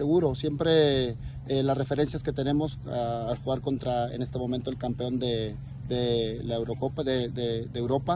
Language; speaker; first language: Spanish; native; Spanish